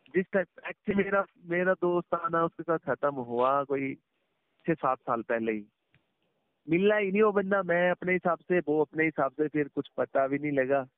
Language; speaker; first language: Hindi; native; Hindi